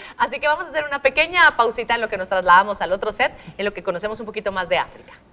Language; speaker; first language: Spanish; native; Spanish